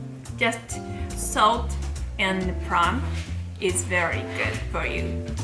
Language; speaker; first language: English; non-native, learner; Japanese